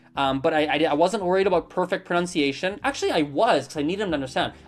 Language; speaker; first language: English; native; English